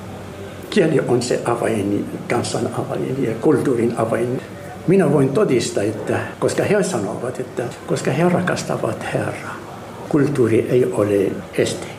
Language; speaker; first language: Finnish; non-native, fluent; Arabic